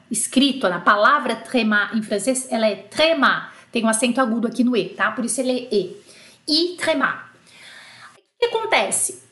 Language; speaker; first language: Portuguese; native; Portuguese